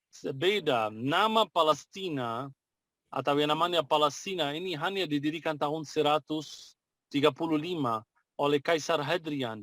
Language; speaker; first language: Indonesian; non-native, fluent; Arabic